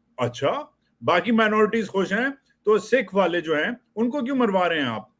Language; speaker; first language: Urdu; native; Urdu